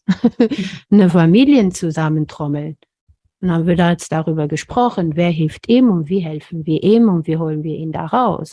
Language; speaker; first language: German; non-native, fluent; Amharic